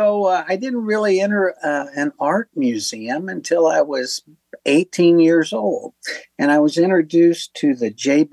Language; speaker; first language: English; native; English